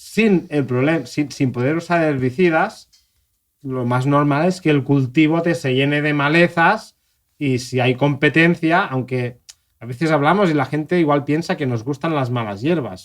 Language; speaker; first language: Spanish; native; Spanish